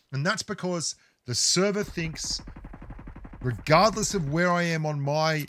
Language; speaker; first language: English; native; English